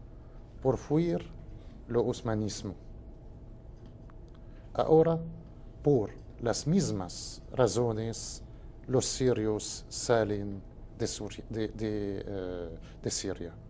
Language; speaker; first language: Spanish; non-native, fluent; Arabic